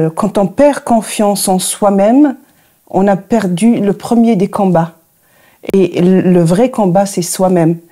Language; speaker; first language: French; non-native, local second language; Arabic